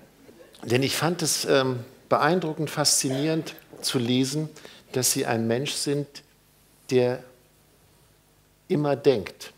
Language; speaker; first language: German; native; German